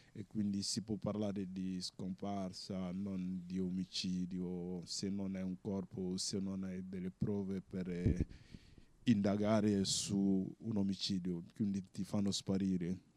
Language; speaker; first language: Italian; non-native, fluent; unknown